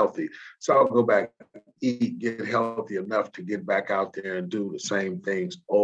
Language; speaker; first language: English; native; English